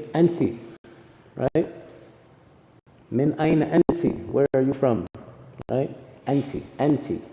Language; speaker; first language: Arabic; non-native, learner; English